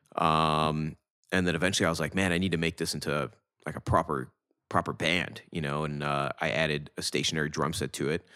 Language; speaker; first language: English; native; English